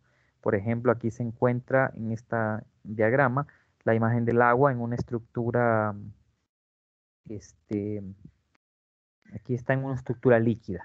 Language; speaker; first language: Spanish; native; Spanish